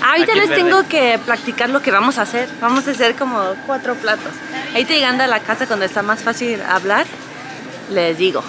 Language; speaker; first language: Spanish; non-native, fluent; English